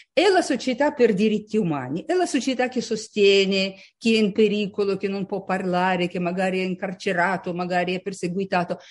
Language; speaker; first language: Italian; non-native, fluent; Russian